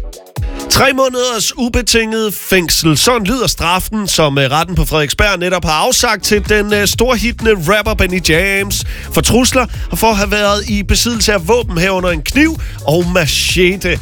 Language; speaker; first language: Danish; native; Danish